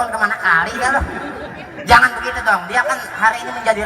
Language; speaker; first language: Indonesian; native; Indonesian